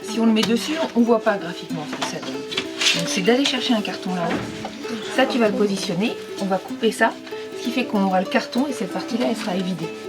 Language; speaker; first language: French; native; French